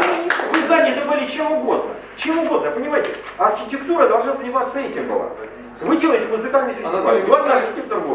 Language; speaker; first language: Russian; native; Russian